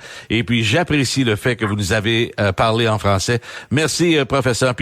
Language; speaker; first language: French; native; French